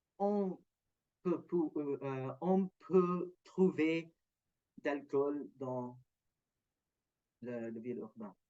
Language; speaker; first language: French; non-native, learner; Arabic